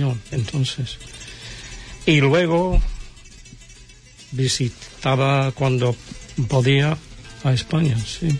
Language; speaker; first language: Spanish; non-native, fluent; English